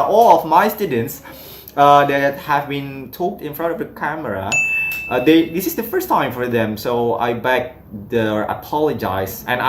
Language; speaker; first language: English; non-native, fluent; Indonesian